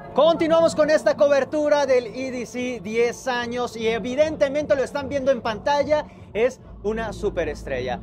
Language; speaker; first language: Spanish; native; Spanish